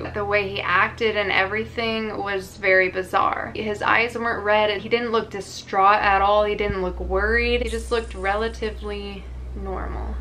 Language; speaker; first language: English; native; English